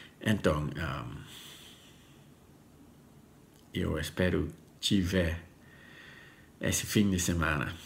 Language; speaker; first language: Portuguese; non-native, learner; Dutch